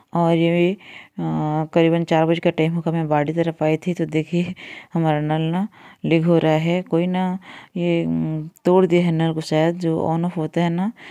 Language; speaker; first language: Hindi; non-native, local second language; Odia